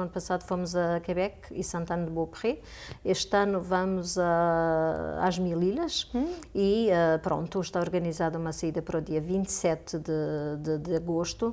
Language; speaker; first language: Portuguese; native; Portuguese